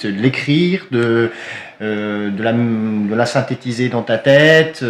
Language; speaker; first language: French; native; French